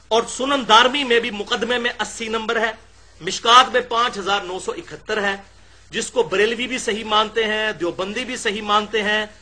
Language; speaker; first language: Urdu; non-native, local second language; Punjabi